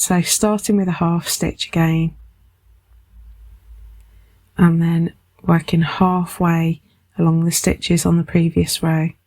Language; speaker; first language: English; native; English